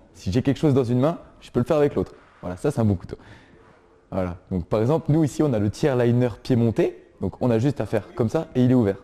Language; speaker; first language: French; native; French